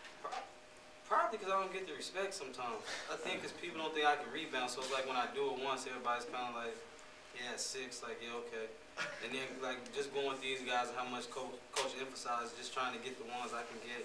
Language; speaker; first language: English; native; English